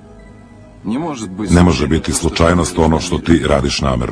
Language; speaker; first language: Serbian; native; Serbian